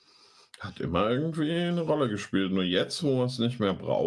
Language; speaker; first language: German; native; German